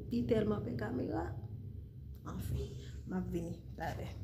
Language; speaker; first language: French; non-native, learner; Haitian Creole